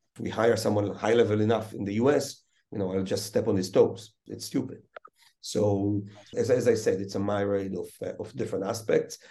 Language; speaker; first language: English; early bilingual, other home language; Hebrew